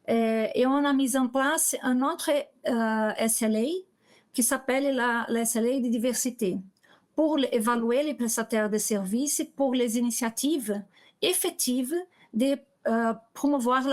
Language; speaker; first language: French; non-native, learner; Portuguese